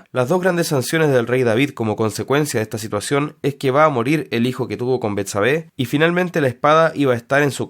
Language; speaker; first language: Spanish; native; Spanish